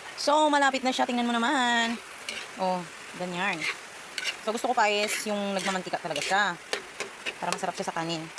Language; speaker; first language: Filipino; native; Filipino